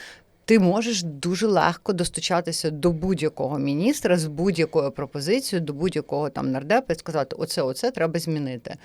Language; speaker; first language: Ukrainian; native; Ukrainian